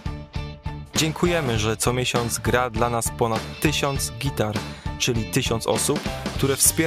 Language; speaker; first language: Polish; native; Polish